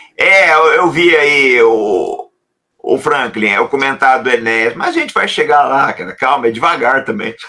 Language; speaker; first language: Portuguese; native; Portuguese